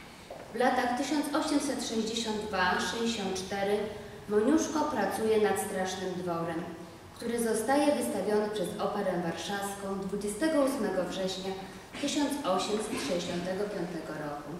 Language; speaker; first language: Polish; native; Polish